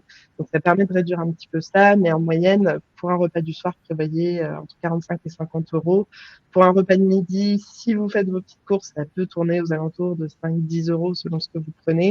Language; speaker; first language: French; native; French